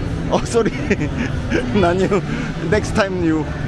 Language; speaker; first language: English; non-native, learner; Korean